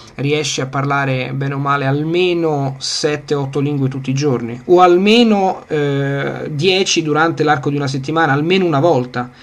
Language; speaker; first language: Italian; native; Italian